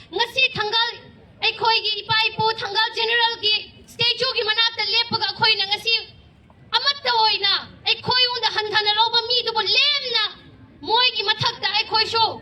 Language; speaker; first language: Manipuri; non-native, local second language; Tangkhul Naga (India)